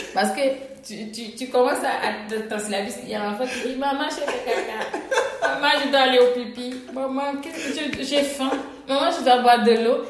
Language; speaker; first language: French; non-native, local second language; Ewe